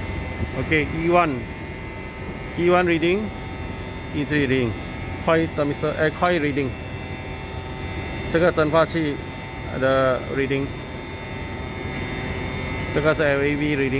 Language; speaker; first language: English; non-native, local second language; Chinese